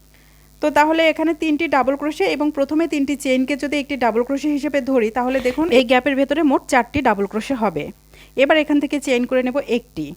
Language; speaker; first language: Bangla; native; Bangla